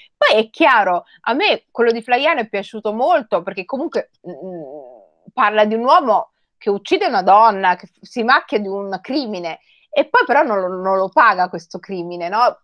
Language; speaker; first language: Italian; native; Italian